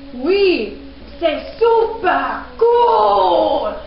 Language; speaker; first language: French; non-native, learner; English